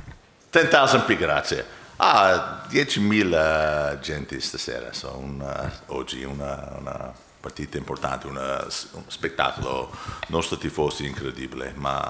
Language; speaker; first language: Italian; non-native, learner; English